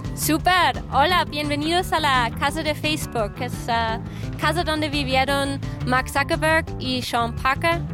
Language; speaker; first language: Spanish; non-native, fluent; German